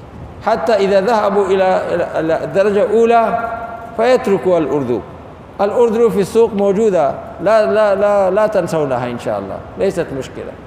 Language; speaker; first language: Arabic; non-native, fluent; Urdu